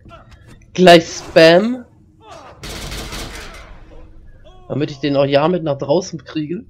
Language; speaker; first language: German; native; German